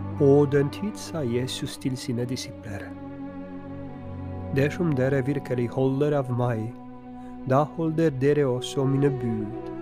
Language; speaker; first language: Norwegian; non-native, fluent; Polish